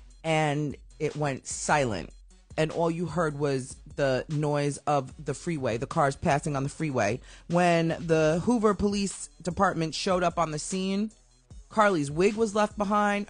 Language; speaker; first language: English; native; English